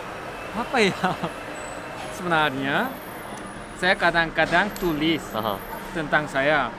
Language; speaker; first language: Indonesian; non-native, learner; Korean